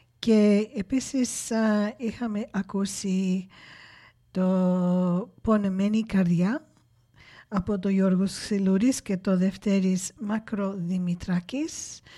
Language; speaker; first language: Greek; early bilingual, heritage; Greek